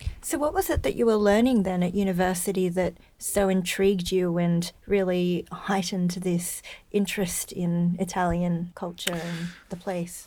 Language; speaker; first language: English; native; English